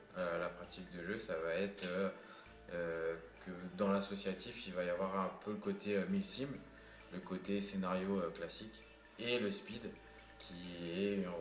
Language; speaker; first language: French; native; French